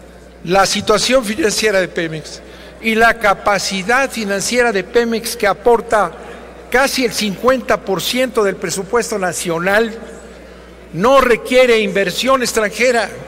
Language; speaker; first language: Spanish; native; Spanish